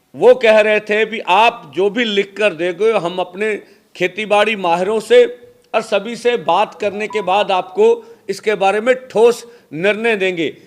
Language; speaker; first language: Hindi; non-native, local second language; Punjabi